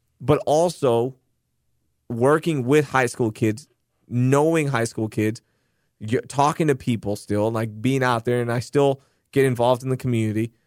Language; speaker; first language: English; early bilingual, other home language; Urdu